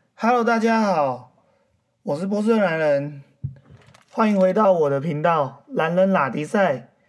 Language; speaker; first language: Chinese; native; Chinese